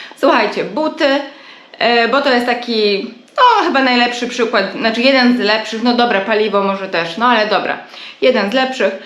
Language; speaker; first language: Polish; native; Polish